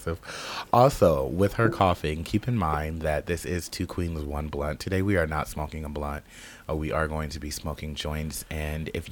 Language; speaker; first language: English; native; English